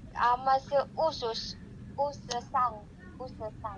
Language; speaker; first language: Chinese; non-native, learner; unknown